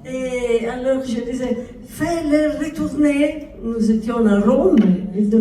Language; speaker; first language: French; non-native, learner; Italian